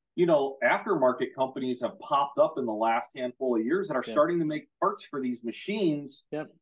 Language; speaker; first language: English; native; English